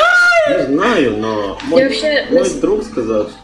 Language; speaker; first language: Russian; non-native, learner; Indonesian